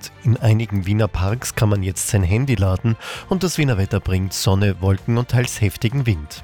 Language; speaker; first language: German; native; German